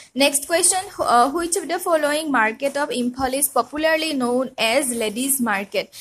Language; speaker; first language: English; non-native, local second language; Assamese